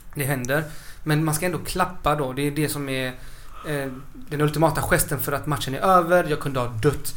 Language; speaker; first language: Swedish; early bilingual, other home language; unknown